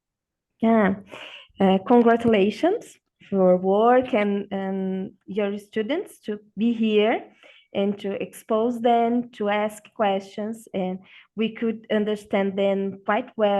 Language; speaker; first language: English; non-native, learner; Portuguese